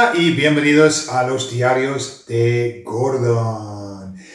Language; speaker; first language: Spanish; non-native, fluent; English